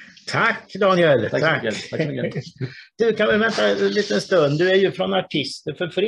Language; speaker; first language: Swedish; native; Swedish